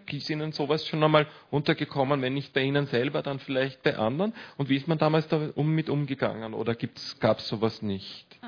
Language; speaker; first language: German; native; German